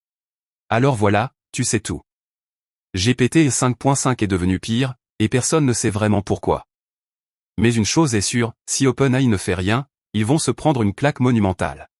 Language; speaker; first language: French; native; French